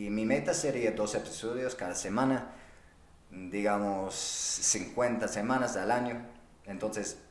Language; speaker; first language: Spanish; non-native, fluent; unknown